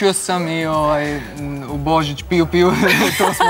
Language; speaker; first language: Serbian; non-native, learner; Turkish